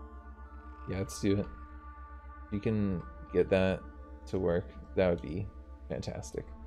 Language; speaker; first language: English; native; English